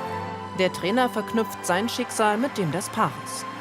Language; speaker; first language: German; native; German